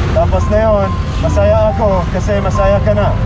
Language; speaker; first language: Filipino; non-native, learner; Arabic